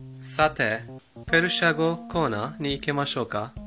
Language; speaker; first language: Japanese; non-native, learner; Persian